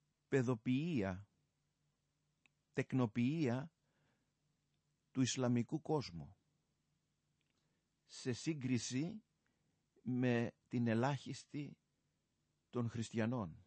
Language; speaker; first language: Greek; native; Greek